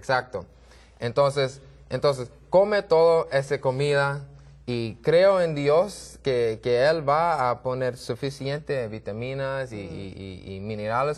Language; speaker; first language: Spanish; non-native, learner; English